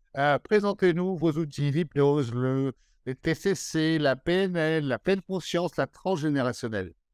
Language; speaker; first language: French; native; French